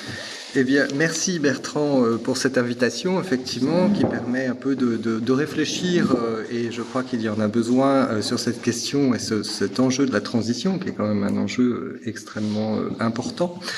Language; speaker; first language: French; native; French